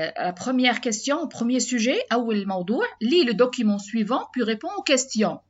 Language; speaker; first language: French; non-native, learner; Arabic